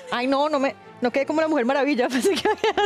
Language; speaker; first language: Spanish; native; Spanish